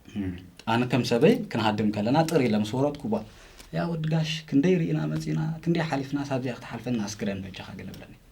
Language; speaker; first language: Tigrinya; native; Tigrinya